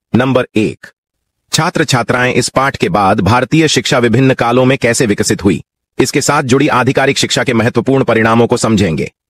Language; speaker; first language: Hindi; non-native, local second language; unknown